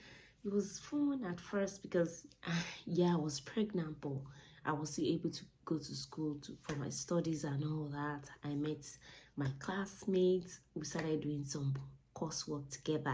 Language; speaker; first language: English; non-native, local second language; Yoruba